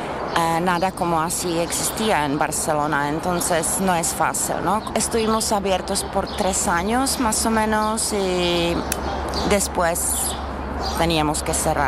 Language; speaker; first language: Spanish; non-native, learner; Czech